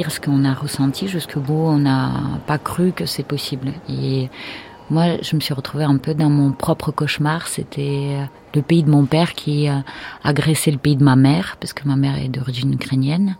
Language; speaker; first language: French; non-native, fluent; Russian